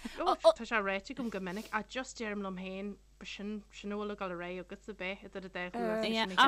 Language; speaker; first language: Irish; native; Irish